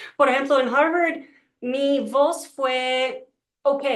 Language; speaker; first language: Spanish; non-native, learner; English